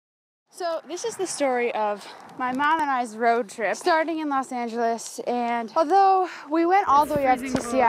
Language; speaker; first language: English; native; English